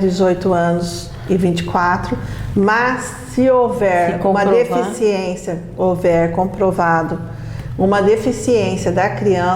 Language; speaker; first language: Portuguese; native; Portuguese